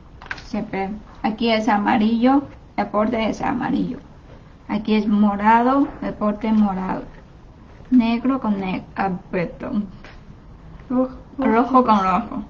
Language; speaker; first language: Spanish; non-native, learner; Chinese